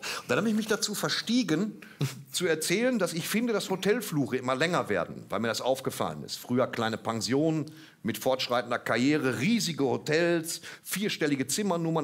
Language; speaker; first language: German; native; German